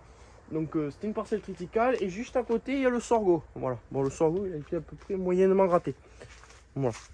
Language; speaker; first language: French; native; French